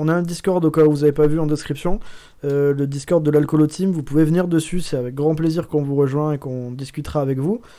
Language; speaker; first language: French; native; French